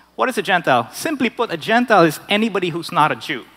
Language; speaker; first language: English; non-native, local second language; Filipino